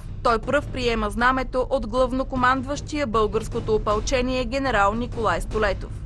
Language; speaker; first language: Bulgarian; native; Bulgarian